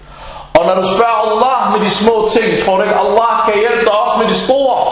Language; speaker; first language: Danish; non-native, fluent; Arabic